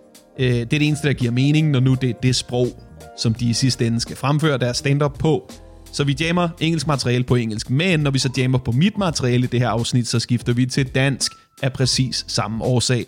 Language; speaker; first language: Danish; native; Danish